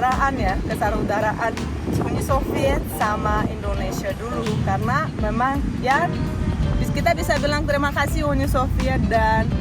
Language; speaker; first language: Indonesian; non-native, fluent; Russian